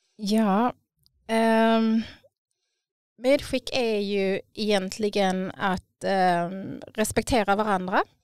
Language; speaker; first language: Swedish; native; Swedish